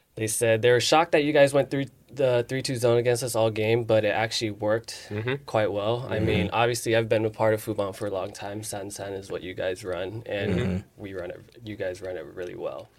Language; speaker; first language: English; early bilingual, other home language; Chinese